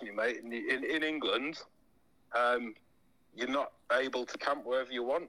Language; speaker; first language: English; native; English